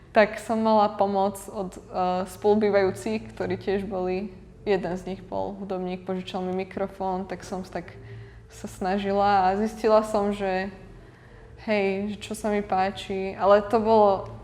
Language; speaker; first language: Slovak; non-native, local second language; Hungarian